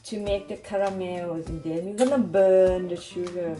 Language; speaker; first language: English; non-native, learner; Thai